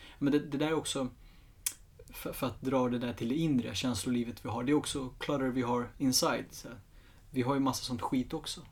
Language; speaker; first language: Swedish; early bilingual, other home language; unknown